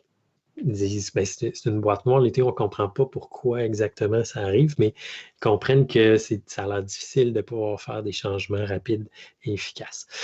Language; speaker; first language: French; native; French